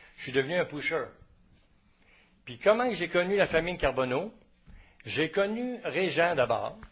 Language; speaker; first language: French; native; French